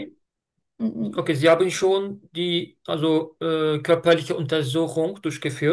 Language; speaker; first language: German; non-native, learner; Turkish